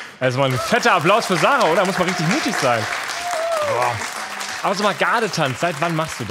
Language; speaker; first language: German; native; German